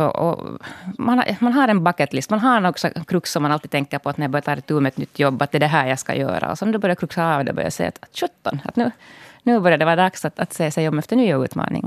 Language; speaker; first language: Swedish; native; Swedish